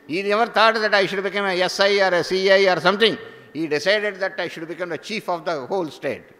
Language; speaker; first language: English; non-native, local second language; Telugu